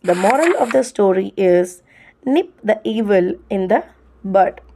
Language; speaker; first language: English; non-native, local second language; Tamil